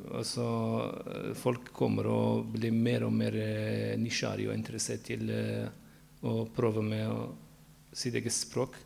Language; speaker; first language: Norwegian; non-native, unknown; Central Kurdish